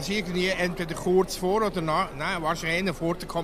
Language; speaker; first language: German; native; German